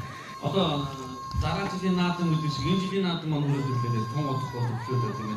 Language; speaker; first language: Mongolian; native; Mongolian